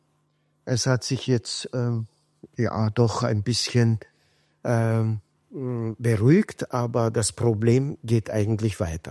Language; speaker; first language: German; non-native, fluent; Kurdish